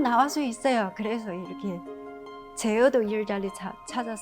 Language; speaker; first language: Korean; non-native, learner; Chinese